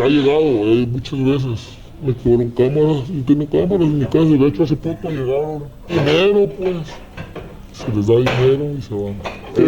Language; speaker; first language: Spanish; native; Spanish